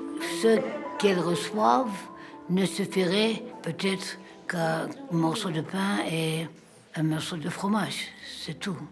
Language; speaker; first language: French; non-native, fluent; Armenian